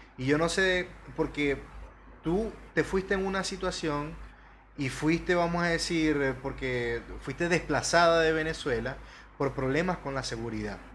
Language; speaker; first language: Spanish; native; Spanish